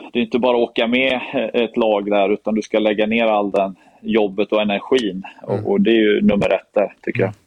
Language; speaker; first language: Swedish; native; Swedish